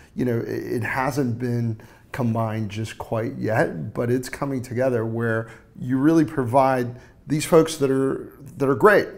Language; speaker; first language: English; native; English